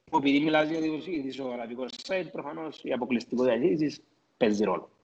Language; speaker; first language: Greek; native; Greek